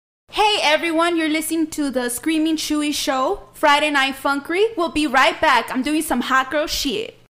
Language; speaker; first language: English; early bilingual, other home language; Spanish